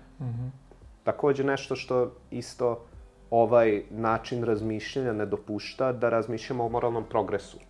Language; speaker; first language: Serbian; non-native, local second language; Hungarian